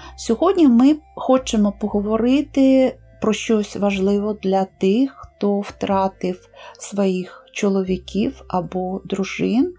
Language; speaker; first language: Ukrainian; native; Ukrainian